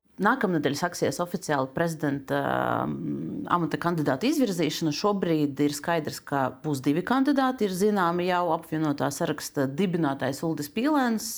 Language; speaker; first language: Latvian; native; Latvian